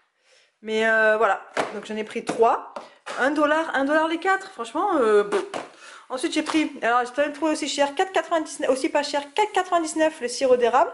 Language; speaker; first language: French; native; French